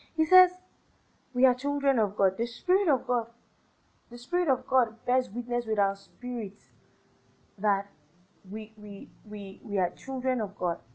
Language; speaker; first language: English; non-native, local second language; Yoruba